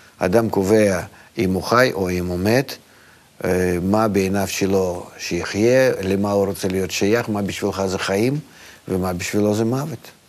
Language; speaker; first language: Hebrew; non-native, fluent; Russian